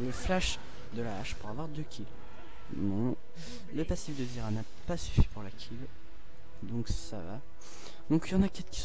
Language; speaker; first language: French; native; French